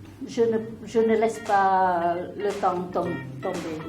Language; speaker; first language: French; non-native, learner; Khmer